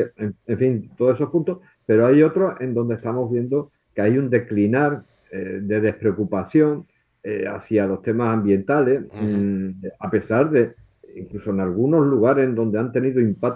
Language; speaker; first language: Spanish; native; Spanish